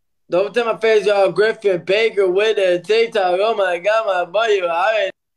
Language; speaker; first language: English; early bilingual, other home language; Spanish